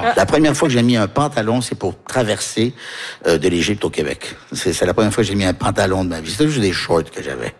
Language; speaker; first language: French; early bilingual, heritage; French